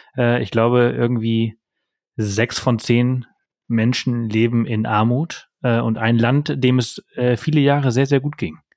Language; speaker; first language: German; early bilingual, heritage; German